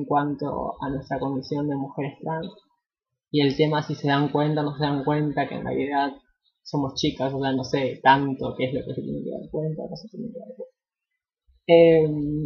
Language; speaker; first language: Spanish; native; Spanish